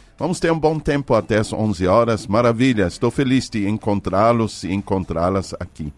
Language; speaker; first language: Portuguese; non-native, fluent; German